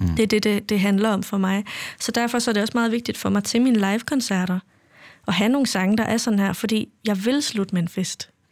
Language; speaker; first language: Danish; native; Danish